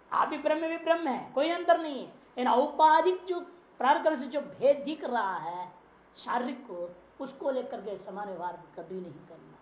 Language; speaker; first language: Hindi; non-native, local second language; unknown